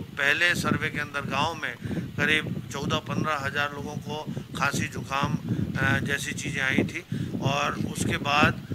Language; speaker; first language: Hindi; native; Hindi